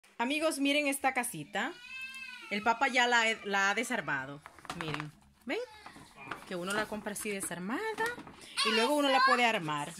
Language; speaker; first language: Spanish; native; Spanish